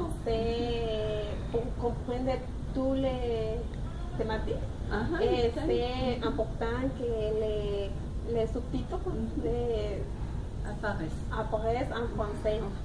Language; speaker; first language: French; non-native, learner; Spanish